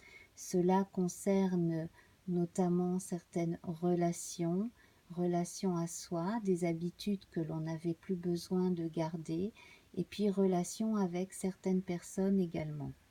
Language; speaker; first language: French; native; French